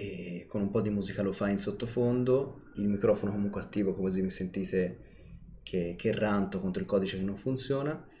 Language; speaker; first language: Italian; native; Italian